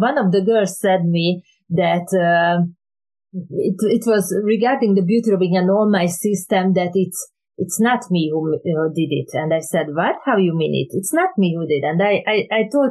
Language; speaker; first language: English; non-native, fluent; Hungarian